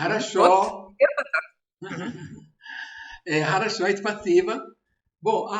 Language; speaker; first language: Russian; non-native, learner; Portuguese